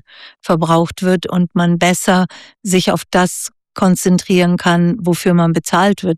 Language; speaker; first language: German; native; German